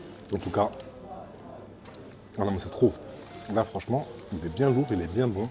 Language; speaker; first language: French; native; French